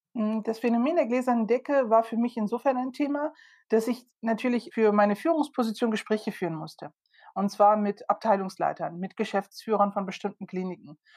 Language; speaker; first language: German; early bilingual, other home language; Turkish